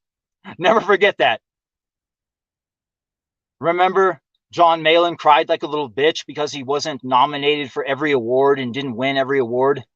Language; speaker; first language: English; native; English